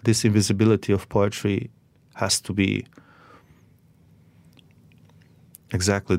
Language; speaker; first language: English; non-native, fluent; Macedonian